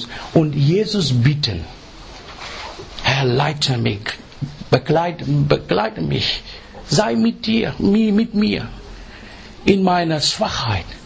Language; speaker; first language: German; non-native, learner; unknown